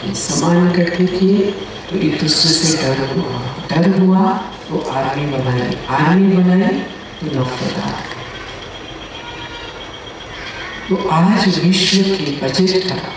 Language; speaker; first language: Hindi; native; Hindi